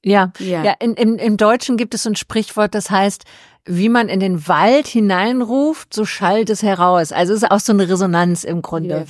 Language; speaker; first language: German; native; German